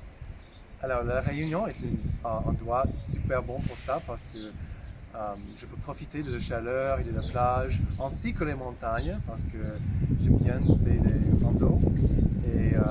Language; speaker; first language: French; non-native, fluent; English